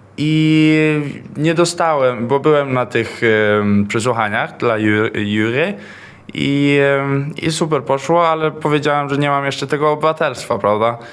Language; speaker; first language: Polish; early bilingual, heritage; Polish